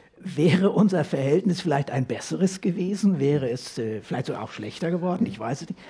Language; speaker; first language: German; native; German